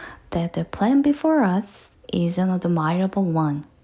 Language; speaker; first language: English; non-native, fluent; Korean